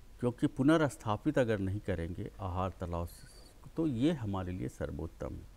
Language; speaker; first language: Hindi; native; Hindi